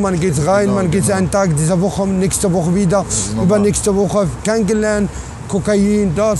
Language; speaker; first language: German; non-native, learner; Arabic